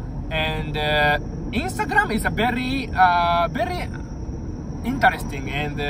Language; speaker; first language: English; non-native, learner; Japanese